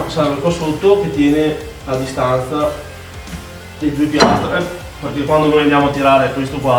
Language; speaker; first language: Italian; native; Italian